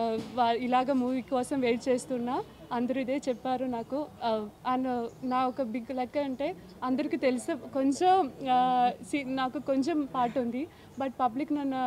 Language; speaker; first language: Telugu; non-native, learner; Malayalam